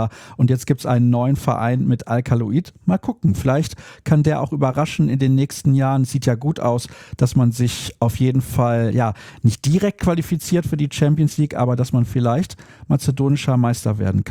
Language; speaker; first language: German; native; German